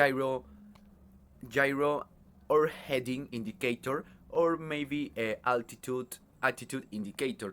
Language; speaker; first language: English; non-native, learner; Spanish